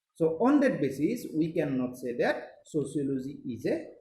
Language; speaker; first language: English; non-native, local second language; Assamese